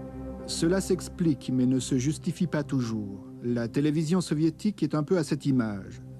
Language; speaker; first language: French; native; French